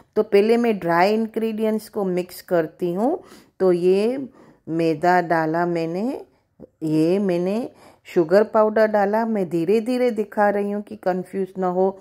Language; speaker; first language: Hindi; native; Hindi